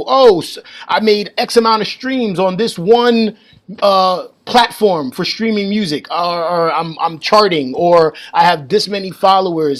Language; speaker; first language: English; native; English